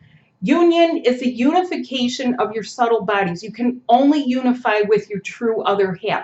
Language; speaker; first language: English; native; English